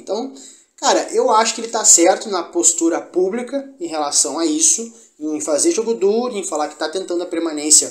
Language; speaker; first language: Portuguese; native; Portuguese